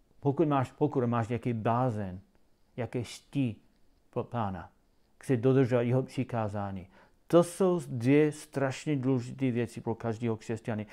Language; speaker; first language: Czech; non-native, learner; English